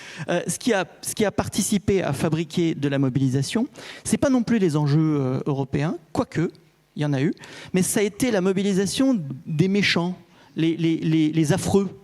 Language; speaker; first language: French; native; French